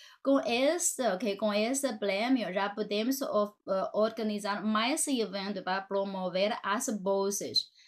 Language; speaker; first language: Portuguese; non-native, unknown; Chinese